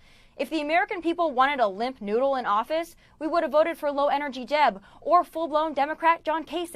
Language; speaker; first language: English; native; English